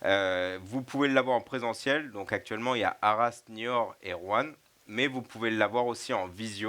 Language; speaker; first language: French; native; French